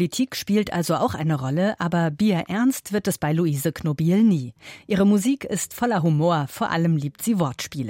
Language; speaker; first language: German; native; German